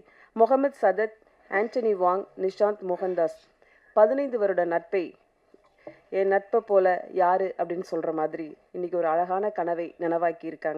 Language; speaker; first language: Tamil; native; Tamil